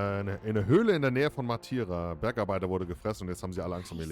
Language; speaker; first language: German; native; German